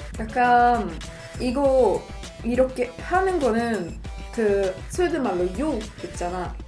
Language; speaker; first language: Korean; non-native, learner; Swedish